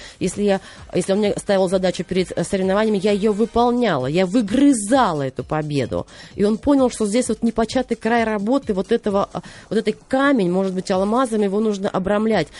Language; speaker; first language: Russian; native; Russian